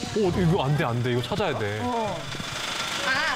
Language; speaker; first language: Korean; native; Korean